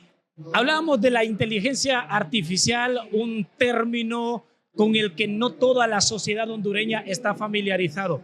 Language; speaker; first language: Spanish; native; Spanish